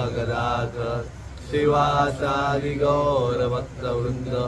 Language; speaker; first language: Hindi; non-native, local second language; Marathi